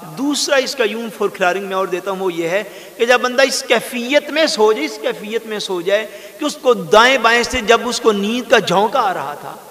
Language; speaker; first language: Urdu; non-native, local second language; Punjabi